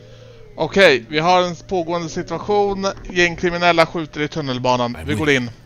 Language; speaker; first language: Swedish; native; Swedish